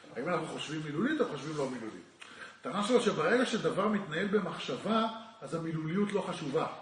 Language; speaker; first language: Hebrew; native; Hebrew